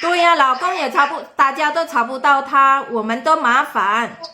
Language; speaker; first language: Chinese; non-native, fluent; Indonesian